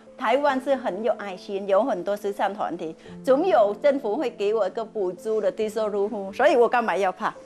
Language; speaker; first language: Chinese; non-native, fluent; Vietnamese